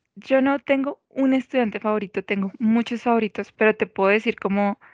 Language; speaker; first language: Spanish; native; Spanish